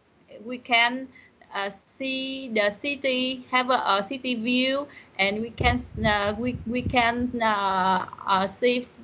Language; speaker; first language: English; non-native, learner; Vietnamese